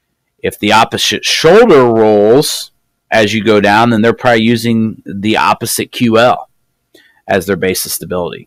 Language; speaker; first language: English; native; English